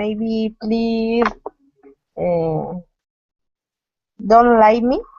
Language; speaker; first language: English; non-native, learner; Spanish